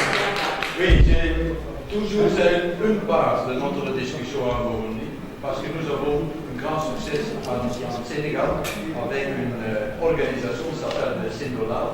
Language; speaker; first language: French; non-native, learner; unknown